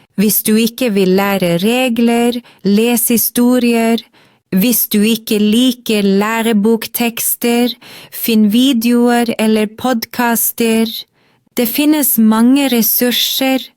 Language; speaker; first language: Norwegian; non-native, fluent; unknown